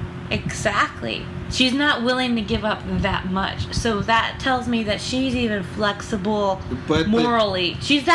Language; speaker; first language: English; native; English